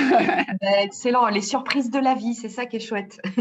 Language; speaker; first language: French; native; French